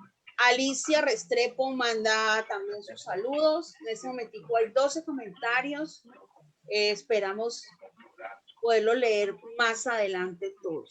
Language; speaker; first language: Spanish; native; Spanish